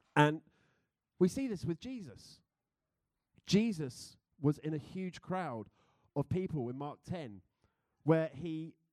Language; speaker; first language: English; native; English